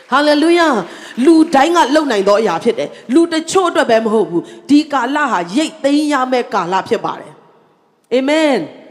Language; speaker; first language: Burmese; non-native, local second language; Tedim Chin